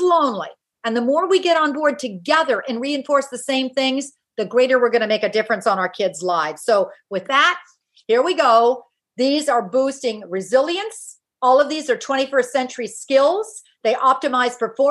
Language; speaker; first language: English; native; English